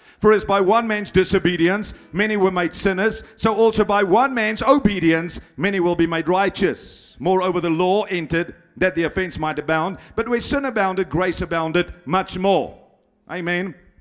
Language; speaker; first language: English; non-native, local second language; Afrikaans